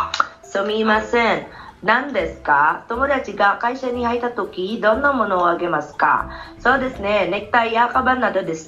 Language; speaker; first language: Japanese; non-native, fluent; Filipino